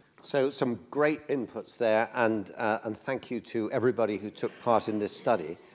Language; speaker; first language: English; native; English